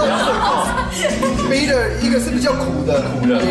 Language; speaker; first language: Chinese; native; Chinese